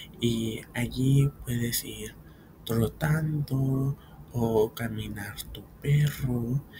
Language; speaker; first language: Spanish; early bilingual, heritage; Spanish